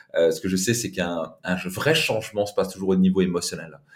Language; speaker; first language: French; native; French